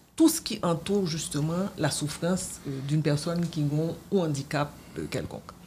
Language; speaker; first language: French; non-native, local second language; Haitian Creole